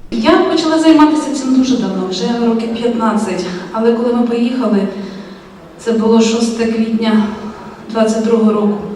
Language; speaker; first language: Ukrainian; native; Ukrainian